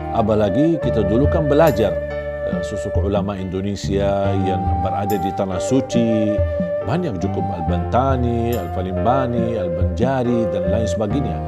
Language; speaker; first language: Indonesian; non-native, fluent; Arabic